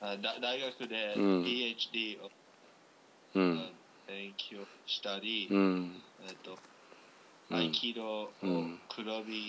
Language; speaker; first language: Japanese; non-native, learner; English